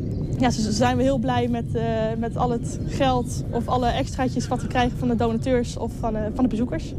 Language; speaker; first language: Dutch; native; Dutch